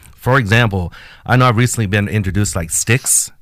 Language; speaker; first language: English; non-native, fluent; Spanish